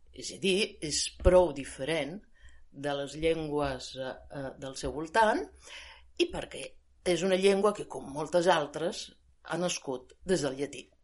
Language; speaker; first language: Catalan; non-native, fluent; Italian